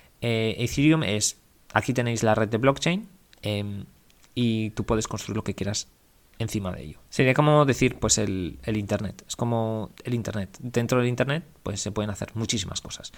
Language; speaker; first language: Spanish; native; Spanish